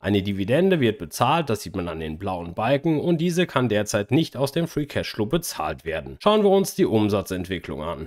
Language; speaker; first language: German; native; German